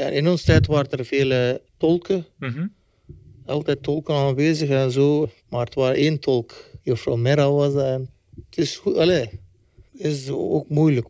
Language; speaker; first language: Dutch; early bilingual, other home language; Turkish